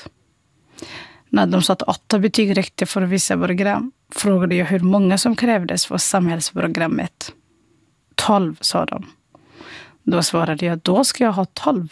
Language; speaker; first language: Swedish; non-native, fluent; Somali